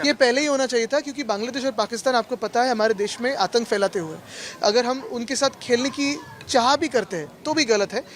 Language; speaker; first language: Hindi; non-native, local second language; Marathi